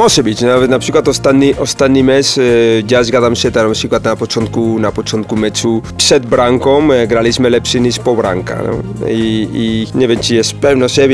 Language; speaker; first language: Polish; non-native, fluent; Spanish